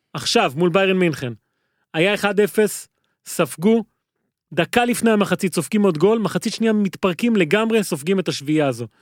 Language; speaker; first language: Hebrew; native; Hebrew